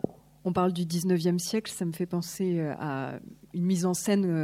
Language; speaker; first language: French; native; French